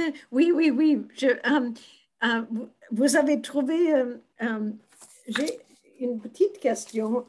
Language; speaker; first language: French; non-native, fluent; English